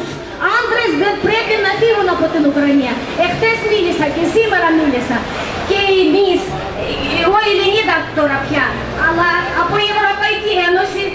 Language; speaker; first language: Greek; non-native, fluent; Russian